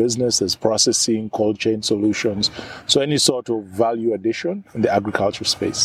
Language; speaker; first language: English; non-native, local second language; Ganda